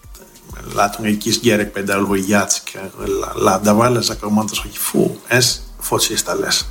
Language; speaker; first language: Hungarian; non-native, fluent; Greek